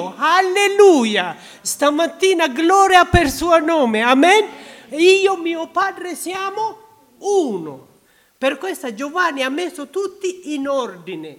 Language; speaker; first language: Italian; non-native, learner; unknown